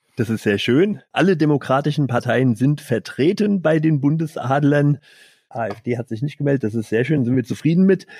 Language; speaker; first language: German; native; German